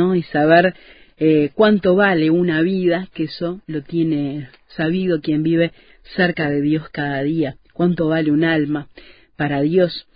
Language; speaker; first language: Spanish; native; Spanish